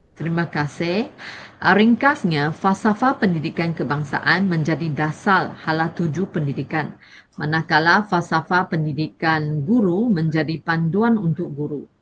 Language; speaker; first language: Malay; non-native, local second language; Chinese